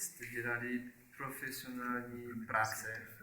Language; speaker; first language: Czech; non-native, learner; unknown